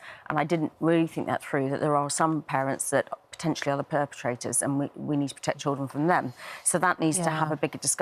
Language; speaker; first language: English; native; English